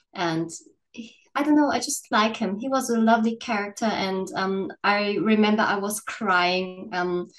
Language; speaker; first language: English; non-native, fluent; German